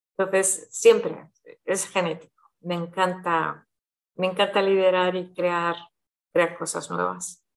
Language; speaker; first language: Spanish; early bilingual, heritage; Spanish